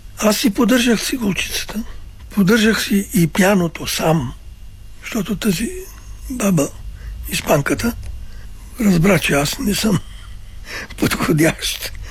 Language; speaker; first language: Bulgarian; early bilingual, other home language; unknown